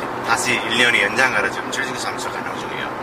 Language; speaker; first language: Korean; non-native, fluent; Nepali